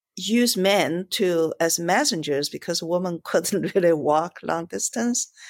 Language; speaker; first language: English; non-native, fluent; Chinese